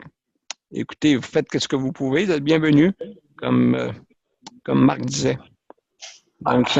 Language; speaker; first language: French; native; French